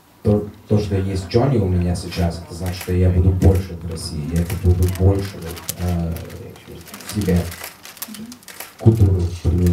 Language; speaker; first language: Russian; non-native, learner; English